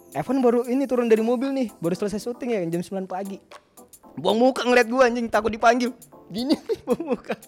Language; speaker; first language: Indonesian; native; Indonesian